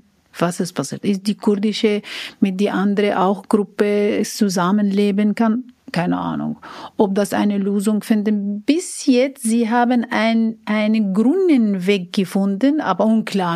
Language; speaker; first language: German; non-native, learner; Arabic